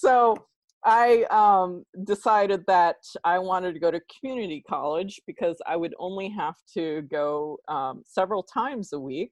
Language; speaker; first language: English; early bilingual, other home language; Pennsylvania German